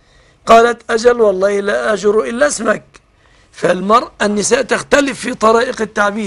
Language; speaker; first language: Arabic; native; Arabic